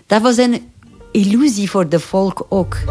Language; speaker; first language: Dutch; non-native, fluent; Persian